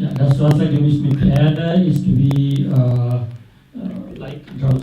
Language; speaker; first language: German; non-native, fluent; Sinhala